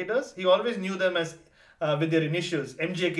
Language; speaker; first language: English; non-native, local second language; Tamil